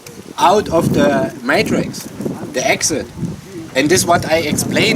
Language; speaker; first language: English; non-native, learner; German